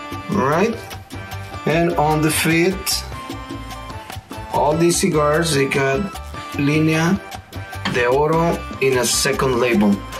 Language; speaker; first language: English; non-native, fluent; Spanish